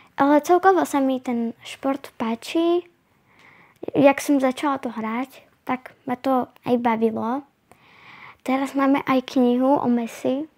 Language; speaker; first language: Slovak; native; Slovak